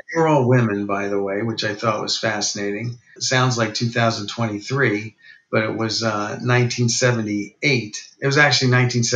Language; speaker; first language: English; native; English